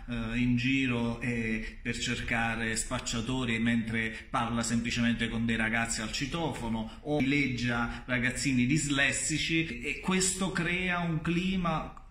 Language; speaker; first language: Italian; native; Italian